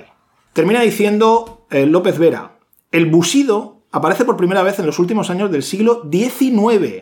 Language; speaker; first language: Spanish; native; Spanish